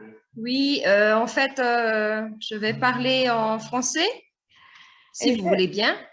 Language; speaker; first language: French; non-native, local second language; Malagasy